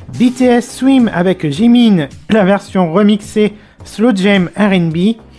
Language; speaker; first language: French; native; French